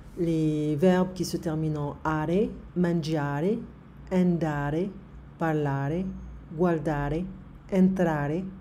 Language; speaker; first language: Italian; non-native, learner; French